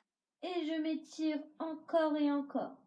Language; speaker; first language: French; native; French